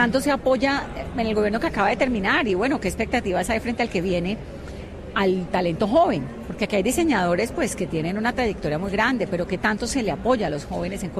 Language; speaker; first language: Spanish; native; Spanish